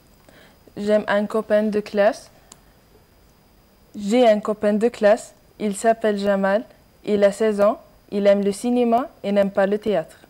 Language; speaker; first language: French; non-native, learner; Arabic